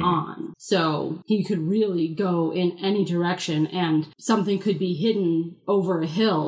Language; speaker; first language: English; native; English